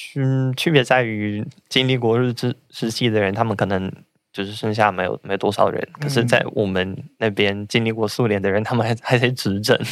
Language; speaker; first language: Chinese; non-native, fluent; Russian